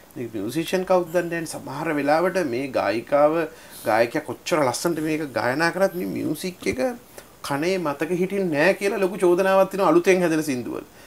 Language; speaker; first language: Sinhala; native; Sinhala